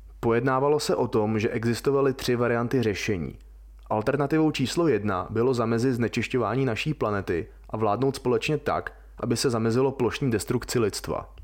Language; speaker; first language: Czech; native; Czech